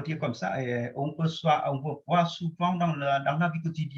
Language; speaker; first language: French; non-native, fluent; Vietnamese